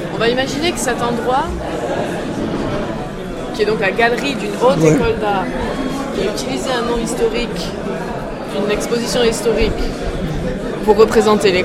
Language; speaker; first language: French; native; French